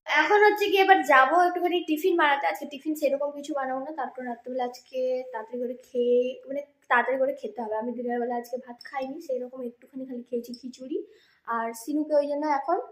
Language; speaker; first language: Bangla; non-native, local second language; Santali